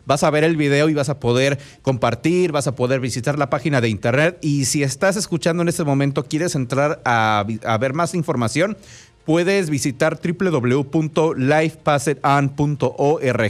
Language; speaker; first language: Spanish; native; Spanish